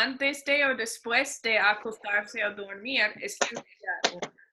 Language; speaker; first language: Spanish; non-native, fluent; English